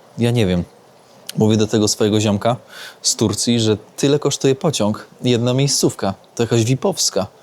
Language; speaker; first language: Polish; native; Polish